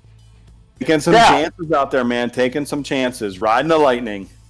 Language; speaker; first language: English; native; English